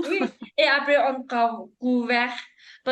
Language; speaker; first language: French; non-native, learner; Tibetan